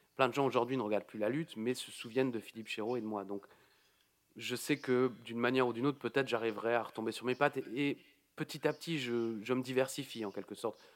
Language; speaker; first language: French; native; French